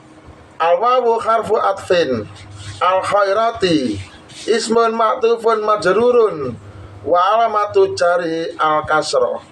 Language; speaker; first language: Arabic; non-native, fluent; Javanese